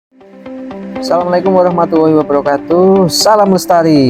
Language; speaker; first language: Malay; non-native, local second language; Javanese